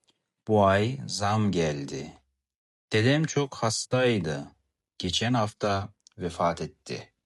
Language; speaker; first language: Turkish; non-native, fluent; Kazakh